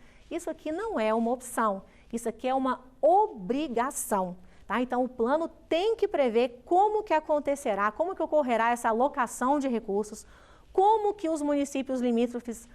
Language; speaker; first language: Portuguese; native; Portuguese